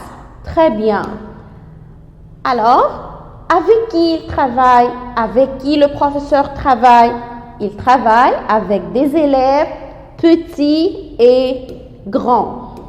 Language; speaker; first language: French; non-native, fluent; Arabic